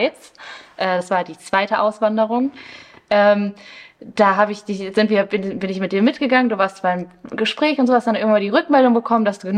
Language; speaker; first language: German; early bilingual, other home language; Spanish